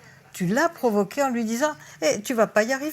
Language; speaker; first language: French; native; French